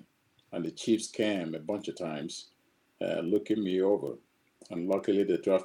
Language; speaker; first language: English; non-native, local second language; Igbo